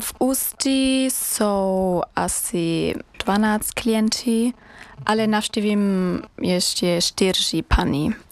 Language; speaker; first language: Czech; non-native, learner; German